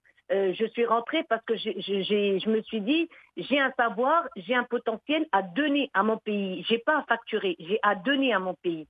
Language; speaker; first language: French; early bilingual, other home language; Arabic